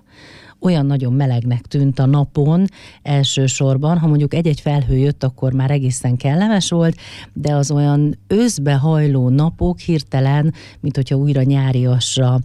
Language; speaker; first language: Hungarian; native; Hungarian